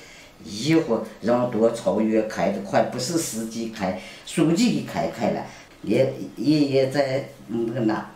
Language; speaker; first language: Chinese; native; Chinese